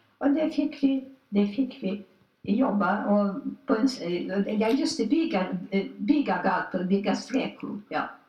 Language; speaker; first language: Swedish; non-native, fluent; Polish